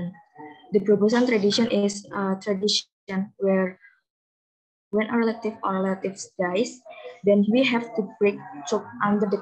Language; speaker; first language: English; non-native, learner; Indonesian